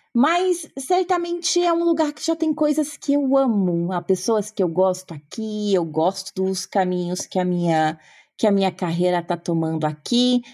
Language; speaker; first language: Portuguese; native; Portuguese